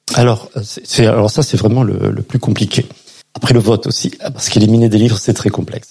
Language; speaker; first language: French; native; French